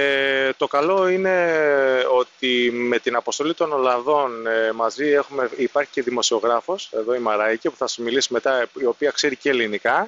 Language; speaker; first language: Greek; native; Greek